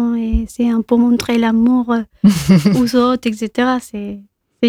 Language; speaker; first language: French; non-native, fluent; Spanish